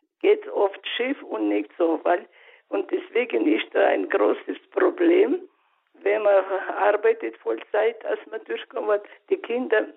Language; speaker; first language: German; non-native, learner; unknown